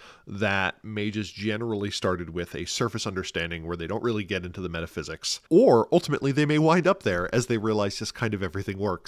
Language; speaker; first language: English; native; English